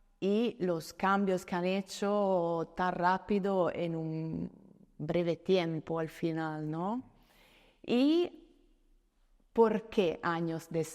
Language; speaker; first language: Spanish; non-native, fluent; Italian